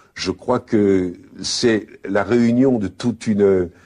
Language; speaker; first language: French; native; French